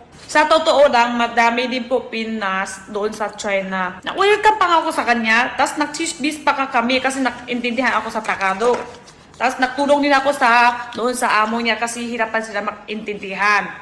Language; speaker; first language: Filipino; non-native, learner; Chinese